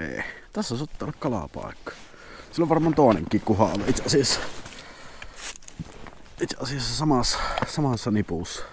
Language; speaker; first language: Finnish; native; Finnish